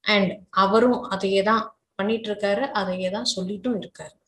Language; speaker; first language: Tamil; native; Tamil